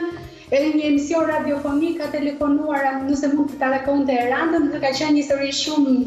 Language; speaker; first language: Albanian; native; Albanian